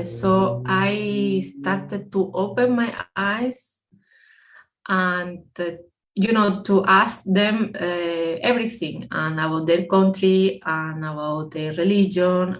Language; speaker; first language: English; non-native, fluent; Spanish